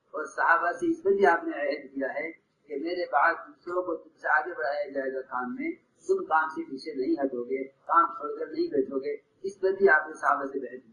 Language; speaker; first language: Urdu; native; Urdu